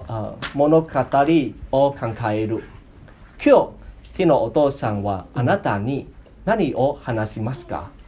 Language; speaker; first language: Japanese; non-native, learner; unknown